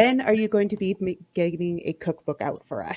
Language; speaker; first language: English; native; English